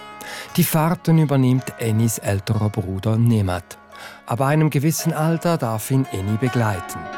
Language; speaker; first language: German; native; German